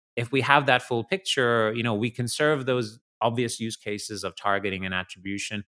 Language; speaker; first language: English; native; English